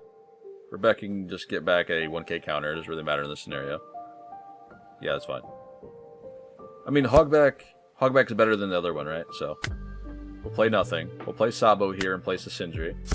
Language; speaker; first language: English; native; English